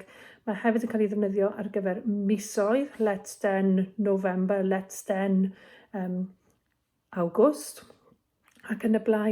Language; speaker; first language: Welsh; native; Welsh